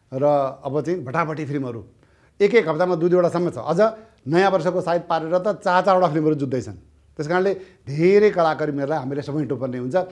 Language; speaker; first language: Nepali; native; Nepali